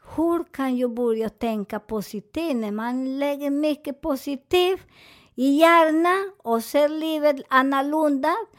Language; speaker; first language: Swedish; non-native, fluent; Spanish